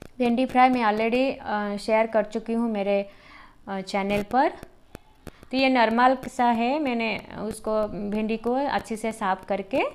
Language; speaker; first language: Hindi; non-native, local second language; Odia